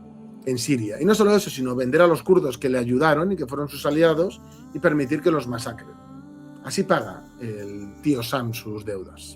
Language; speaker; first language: Spanish; native; Spanish